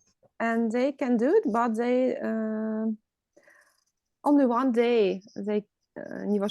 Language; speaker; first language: English; non-native, learner; Russian